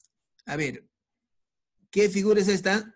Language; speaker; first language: Spanish; native; Spanish